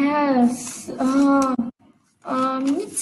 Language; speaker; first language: English; non-native, learner; Vietnamese